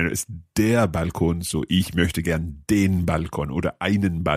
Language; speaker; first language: German; non-native, learner; English